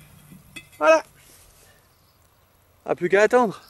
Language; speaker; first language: French; native; French